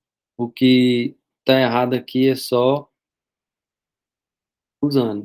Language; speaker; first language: Portuguese; native; Portuguese